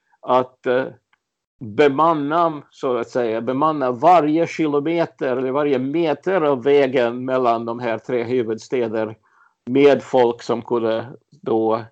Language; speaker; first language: Swedish; early bilingual, other home language; Latvian